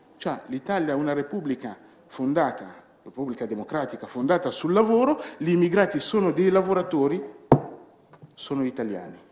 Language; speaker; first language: Italian; non-native, fluent; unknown